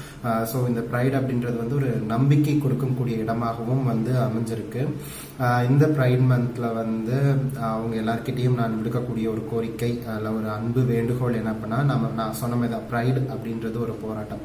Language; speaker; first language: Tamil; native; Tamil